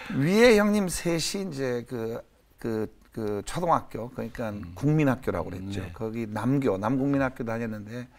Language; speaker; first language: Korean; native; Korean